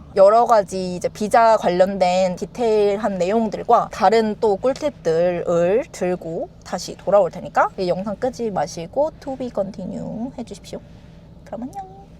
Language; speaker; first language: Korean; native; Korean